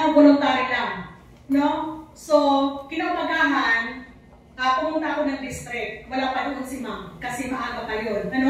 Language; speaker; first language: Filipino; non-native, local second language; Waray